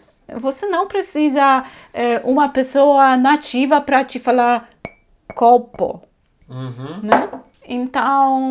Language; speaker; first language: Portuguese; non-native, fluent; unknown